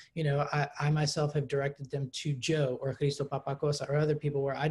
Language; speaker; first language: English; early bilingual, other home language; Greek